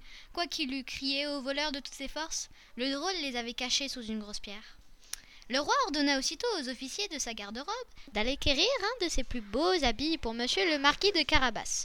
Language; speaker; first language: French; native; French